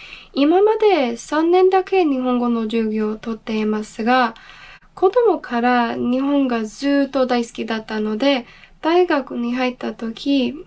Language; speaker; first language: Japanese; non-native, learner; English